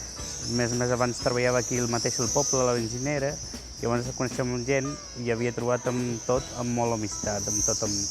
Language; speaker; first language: Catalan; non-native, learner; Punjabi